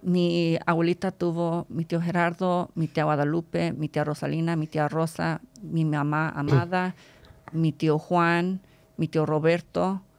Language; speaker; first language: Spanish; early bilingual, heritage; Spanish